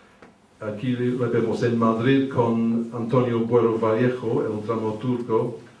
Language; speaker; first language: Spanish; early bilingual, heritage; English